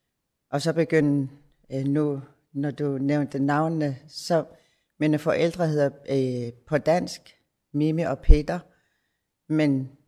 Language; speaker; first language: Danish; non-native, local second language; Kalaallisut